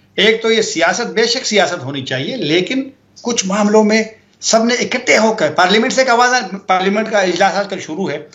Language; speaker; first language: Urdu; non-native, local second language; Pashto